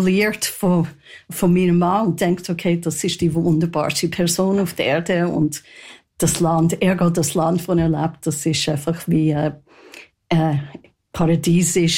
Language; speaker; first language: German; non-native, fluent; English